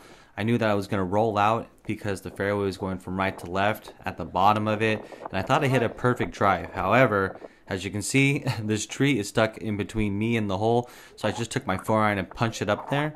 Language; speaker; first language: English; native; English